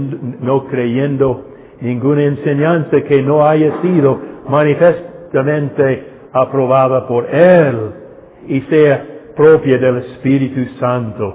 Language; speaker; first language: Spanish; non-native, fluent; English